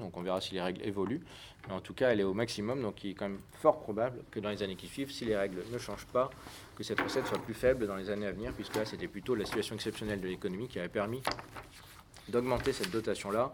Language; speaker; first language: French; native; French